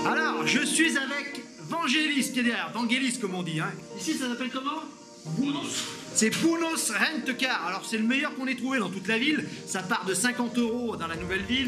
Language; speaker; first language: French; native; French